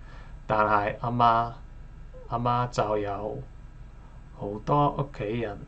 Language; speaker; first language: Cantonese; non-native, learner; English